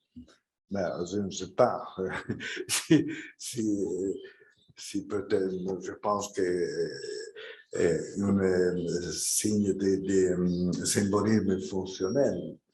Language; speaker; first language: French; non-native, fluent; Italian